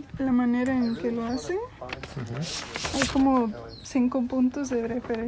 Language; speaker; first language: Spanish; non-native, fluent; English